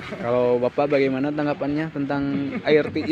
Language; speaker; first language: Indonesian; non-native, local second language; Sundanese